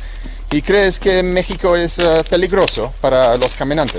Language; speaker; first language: Spanish; non-native, learner; English